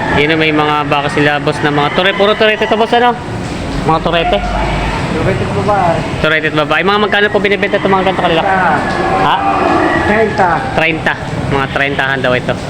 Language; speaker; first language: Filipino; native; Filipino